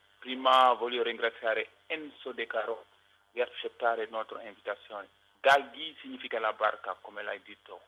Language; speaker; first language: Italian; non-native, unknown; Wolof